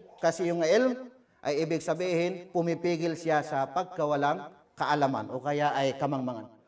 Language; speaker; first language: Filipino; non-native, local second language; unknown